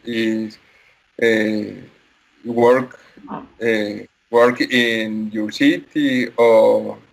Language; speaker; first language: English; non-native, learner; Spanish